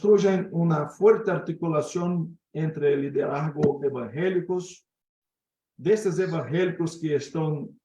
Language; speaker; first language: Spanish; non-native, fluent; Portuguese